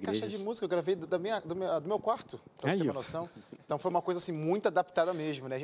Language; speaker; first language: Portuguese; native; Portuguese